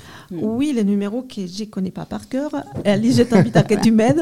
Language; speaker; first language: French; non-native, fluent; Spanish